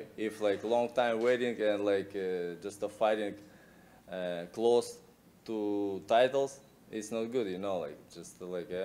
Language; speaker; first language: English; non-native, learner; Russian